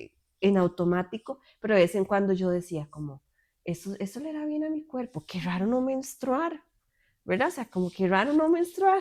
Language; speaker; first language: Spanish; native; Spanish